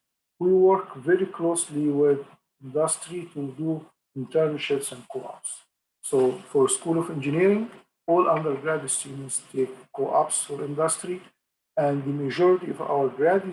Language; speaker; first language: English; non-native, fluent; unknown